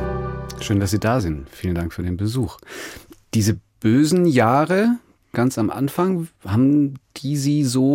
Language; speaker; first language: German; native; German